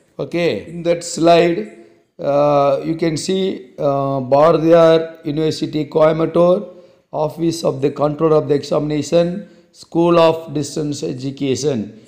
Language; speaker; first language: English; non-native, local second language; Tamil